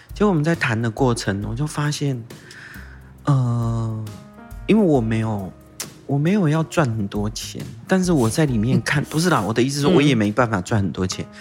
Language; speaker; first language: Chinese; non-native, local second language; Min Nan Chinese